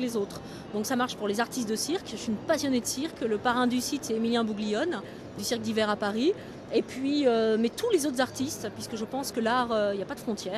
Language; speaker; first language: French; native; French